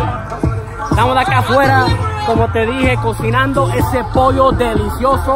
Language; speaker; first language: Spanish; early bilingual, heritage; English